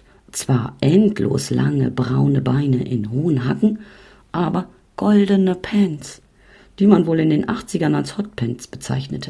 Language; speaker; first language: German; native; German